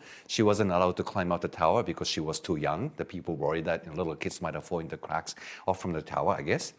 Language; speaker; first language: English; non-native, fluent; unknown